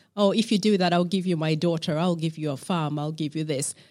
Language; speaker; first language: English; non-native, local second language; Acoli